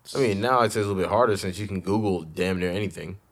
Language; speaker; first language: English; native; English